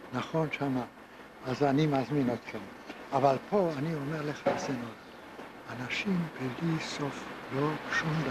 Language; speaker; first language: Hebrew; non-native, fluent; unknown